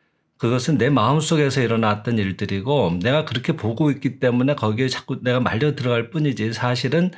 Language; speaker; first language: Korean; native; Korean